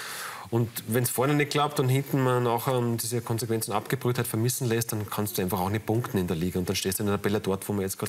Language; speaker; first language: German; native; German